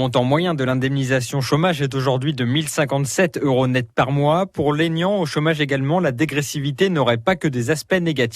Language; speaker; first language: French; native; French